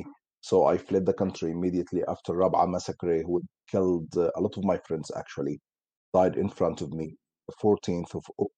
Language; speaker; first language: English; non-native, fluent; Arabic